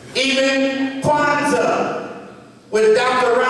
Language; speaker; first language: English; native; English